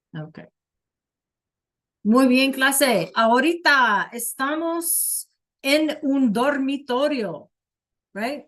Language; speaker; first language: Spanish; non-native, fluent; English